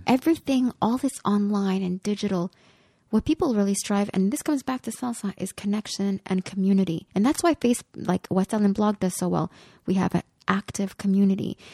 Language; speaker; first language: English; early bilingual, other home language; Spanish